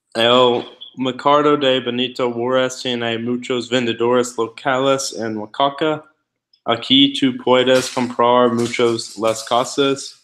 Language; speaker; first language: Spanish; non-native, learner; English